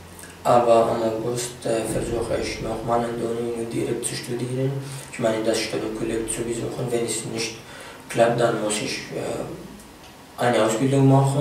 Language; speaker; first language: German; non-native, fluent; Arabic